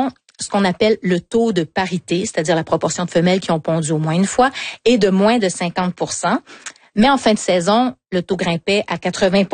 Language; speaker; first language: French; native; French